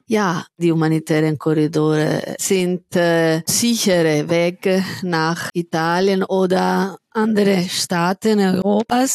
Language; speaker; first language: German; non-native, fluent; Italian